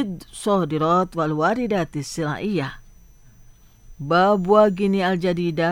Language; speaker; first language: Arabic; non-native, fluent; Indonesian